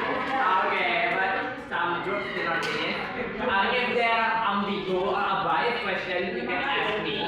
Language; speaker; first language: English; non-native, learner; Indonesian